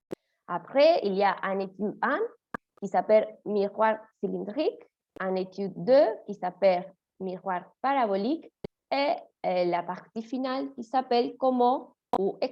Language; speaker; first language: French; non-native, fluent; Spanish